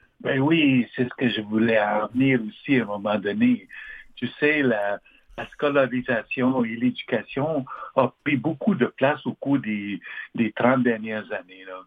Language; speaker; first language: French; non-native, local second language; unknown